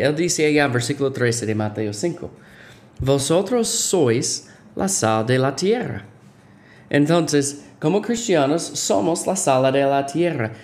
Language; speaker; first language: Spanish; non-native, fluent; English